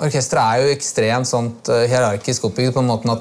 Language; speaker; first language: Norwegian; native; Norwegian